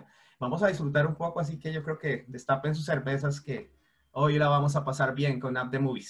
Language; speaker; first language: Spanish; native; Spanish